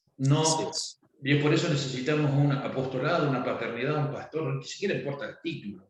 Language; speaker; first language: Spanish; native; Spanish